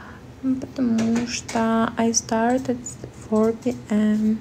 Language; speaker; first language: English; non-native, learner; Ukrainian